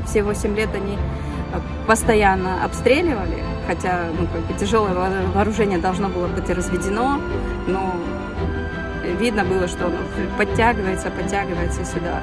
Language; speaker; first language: Russian; native; Russian